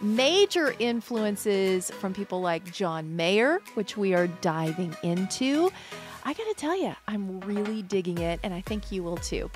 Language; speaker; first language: English; native; English